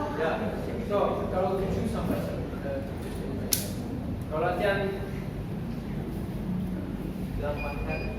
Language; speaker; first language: Indonesian; non-native, learner; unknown